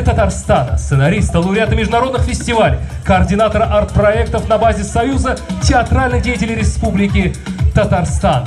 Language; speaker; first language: Russian; native; Russian